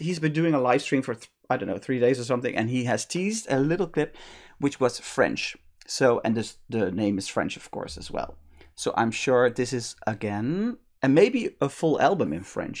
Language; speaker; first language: English; non-native, fluent; Dutch